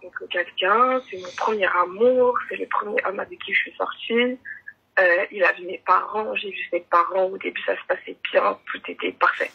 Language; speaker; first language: French; native; French